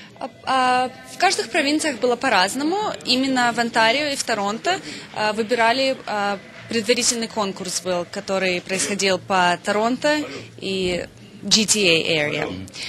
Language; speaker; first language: Russian; native; Russian